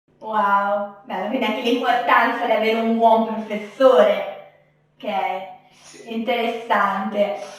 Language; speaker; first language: Italian; native; Italian